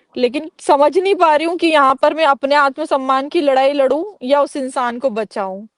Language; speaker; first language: Hindi; native; Hindi